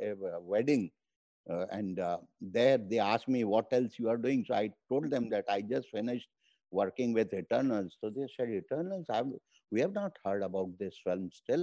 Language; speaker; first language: English; non-native, local second language; Hindi